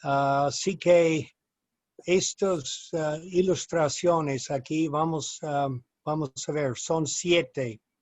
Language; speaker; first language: Spanish; non-native, fluent; English